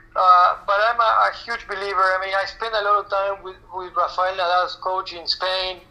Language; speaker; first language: English; non-native, fluent; Spanish